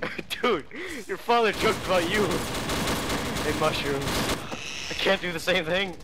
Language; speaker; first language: English; native; English